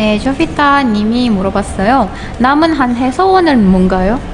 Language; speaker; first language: Korean; non-native, fluent; Indonesian